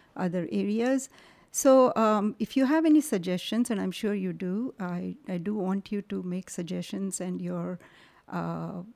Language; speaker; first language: English; non-native, local second language; Marathi